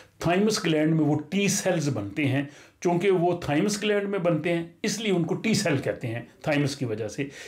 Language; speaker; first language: Urdu; non-native, local second language; Punjabi